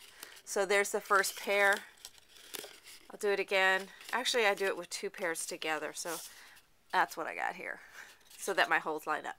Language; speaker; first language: English; native; English